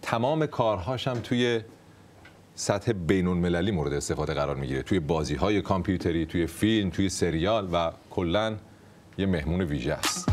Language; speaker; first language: Persian; native; Persian